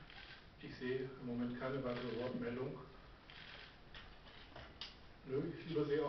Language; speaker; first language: German; native; German